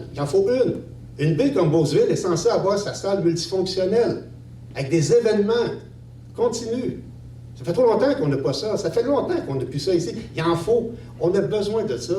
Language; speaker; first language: French; native; French